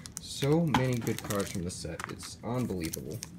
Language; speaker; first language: English; native; English